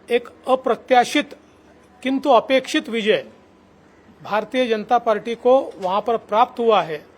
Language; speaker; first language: Hindi; non-native, local second language; Marathi